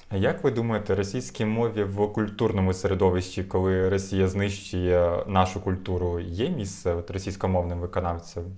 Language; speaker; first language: Ukrainian; non-native, local second language; Russian